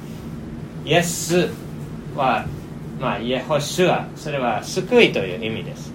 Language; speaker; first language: Japanese; non-native, fluent; English